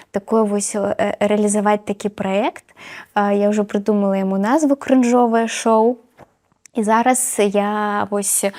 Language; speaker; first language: Belarusian; non-native, local second language; Russian